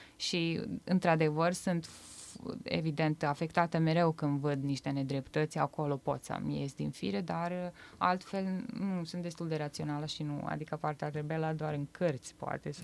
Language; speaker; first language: Romanian; non-native, fluent; Bosnian